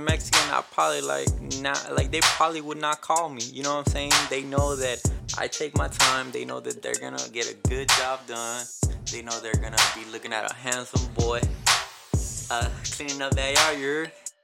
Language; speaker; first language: English; early bilingual, other home language; Spanish